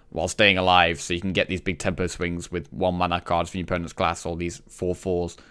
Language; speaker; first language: English; native; English